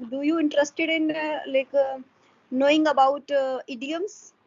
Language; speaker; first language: English; non-native, local second language; Hindi